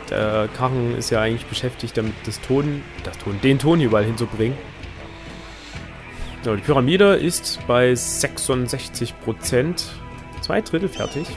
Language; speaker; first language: German; native; German